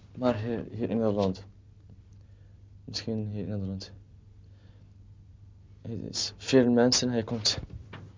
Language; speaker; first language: Dutch; non-native, learner; Arabic